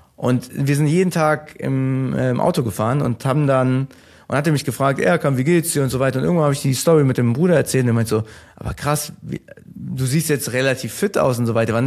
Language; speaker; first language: German; early bilingual, other home language; Turkish